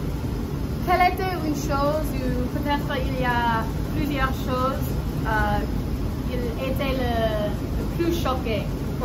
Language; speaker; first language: French; non-native, learner; English